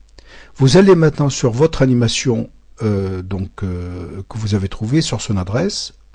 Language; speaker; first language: French; native; French